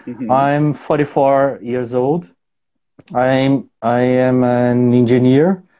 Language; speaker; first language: English; non-native, learner; Portuguese